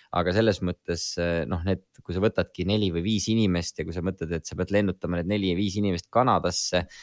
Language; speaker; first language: Estonian; native; Estonian